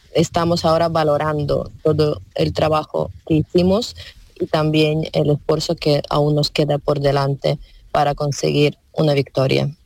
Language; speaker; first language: Spanish; non-native, fluent; Ukrainian